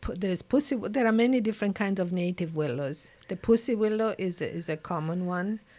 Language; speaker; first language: English; non-native, fluent; Italian